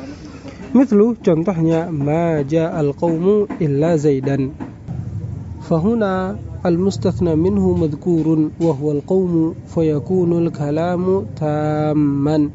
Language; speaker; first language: Arabic; non-native, fluent; Indonesian